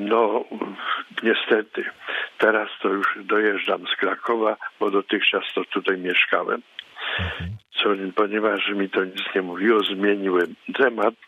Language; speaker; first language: Polish; native; Polish